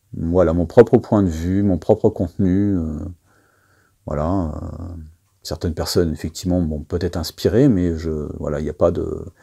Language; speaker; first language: French; native; French